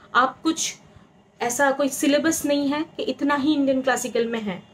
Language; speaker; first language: Hindi; non-native, local second language; Bangla